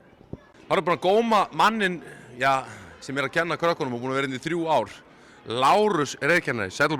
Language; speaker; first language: Icelandic; native; Icelandic